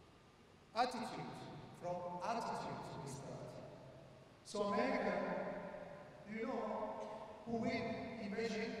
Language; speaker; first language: English; non-native, learner; Italian